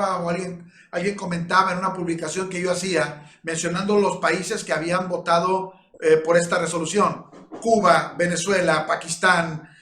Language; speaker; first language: Spanish; native; Spanish